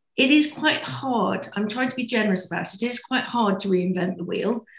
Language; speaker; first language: English; native; English